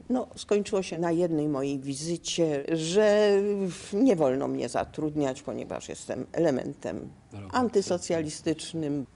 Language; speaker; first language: Polish; native; Polish